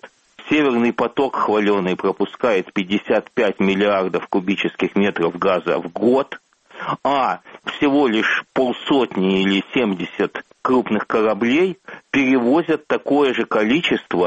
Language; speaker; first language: Russian; native; Russian